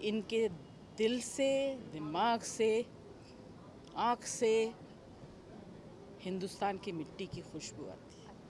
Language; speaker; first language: Hindi; native; Hindi